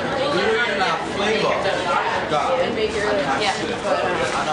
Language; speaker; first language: Japanese; non-native, learner; English